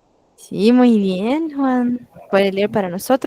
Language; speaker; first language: Spanish; non-native, fluent; Portuguese